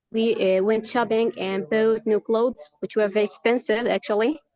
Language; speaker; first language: English; non-native, learner; Arabic